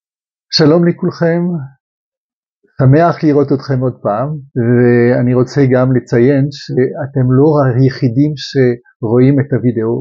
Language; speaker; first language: Hebrew; non-native, fluent; French